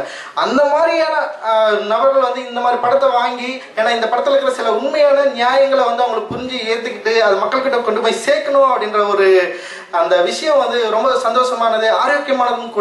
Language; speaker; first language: Tamil; native; Tamil